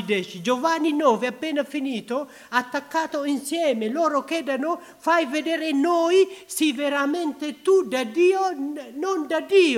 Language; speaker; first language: Italian; non-native, learner; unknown